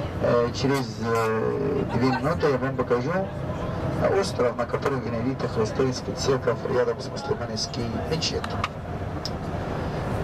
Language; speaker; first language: Russian; non-native, learner; Arabic